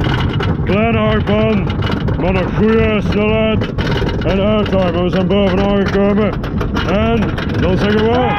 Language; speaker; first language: Dutch; native; Dutch